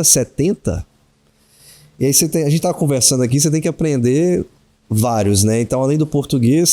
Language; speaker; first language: Portuguese; native; Portuguese